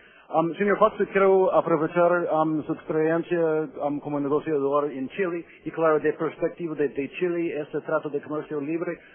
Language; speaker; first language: Spanish; non-native, fluent; English